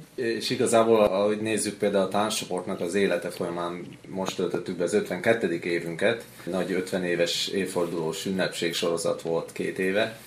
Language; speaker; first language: Hungarian; early bilingual, heritage; Hungarian